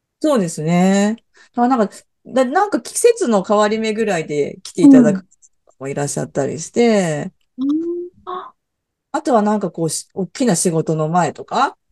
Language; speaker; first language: Japanese; native; Japanese